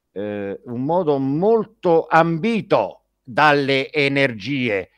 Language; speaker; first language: Italian; native; Italian